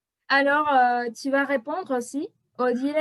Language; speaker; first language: French; non-native, fluent; Spanish